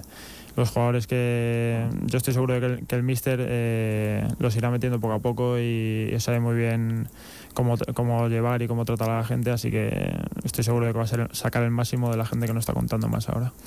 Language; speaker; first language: Spanish; native; Spanish